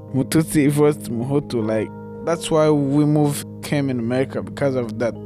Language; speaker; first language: English; non-native, local second language; Kinyarwanda